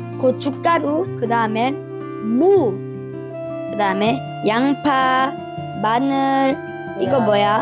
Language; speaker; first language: Korean; early bilingual, other home language; Sinhala